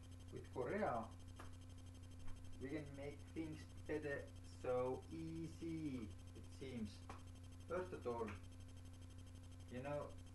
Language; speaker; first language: English; non-native, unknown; Estonian